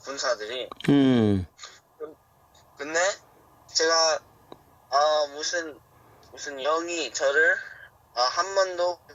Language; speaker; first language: Korean; early bilingual, heritage; Korean